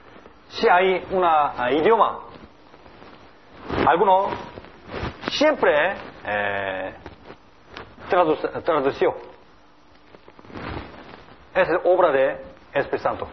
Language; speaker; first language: Spanish; non-native, learner; Korean